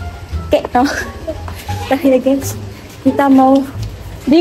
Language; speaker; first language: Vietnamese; non-native, learner; Indonesian